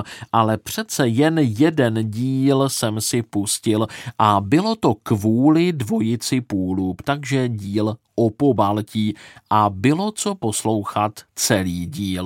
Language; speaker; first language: Czech; native; Czech